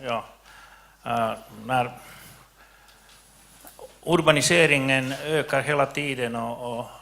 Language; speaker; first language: Swedish; non-native, local second language; Finnish